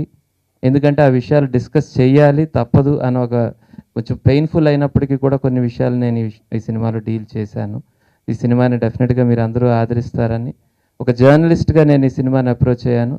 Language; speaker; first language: Telugu; native; Telugu